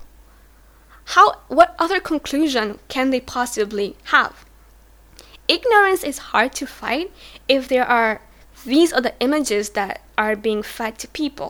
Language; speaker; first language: English; non-native, local second language; Swahili